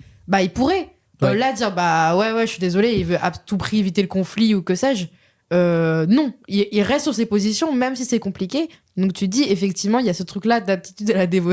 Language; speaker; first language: French; native; French